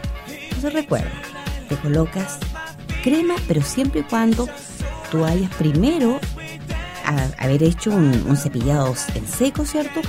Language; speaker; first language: Spanish; native; Spanish